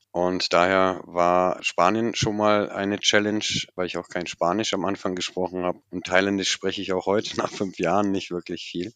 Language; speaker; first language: German; native; German